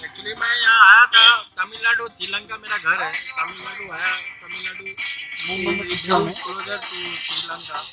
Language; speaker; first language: Hindi; non-native, learner; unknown